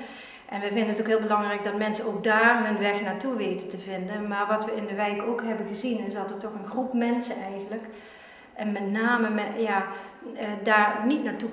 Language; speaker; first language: Dutch; native; Dutch